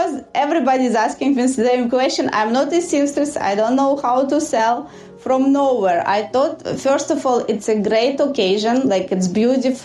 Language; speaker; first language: English; non-native, fluent; Russian